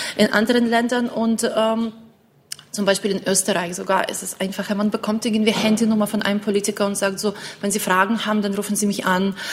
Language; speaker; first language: German; non-native, fluent; Ukrainian